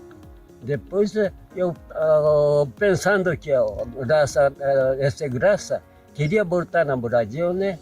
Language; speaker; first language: Portuguese; non-native, learner; Japanese